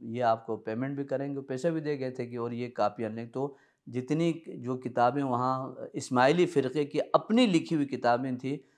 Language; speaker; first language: Urdu; early bilingual, other home language; Balti